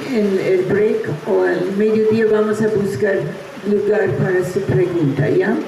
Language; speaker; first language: Spanish; non-native, fluent; English